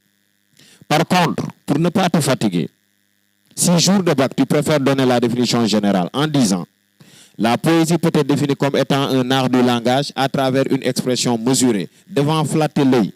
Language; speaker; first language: French; non-native, local second language; Wolof